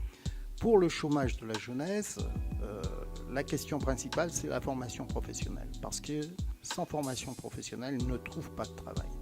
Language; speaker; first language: French; native; French